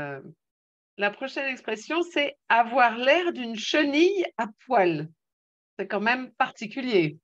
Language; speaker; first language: French; native; French